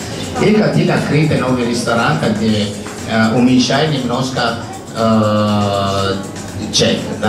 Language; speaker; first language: Russian; non-native, learner; Italian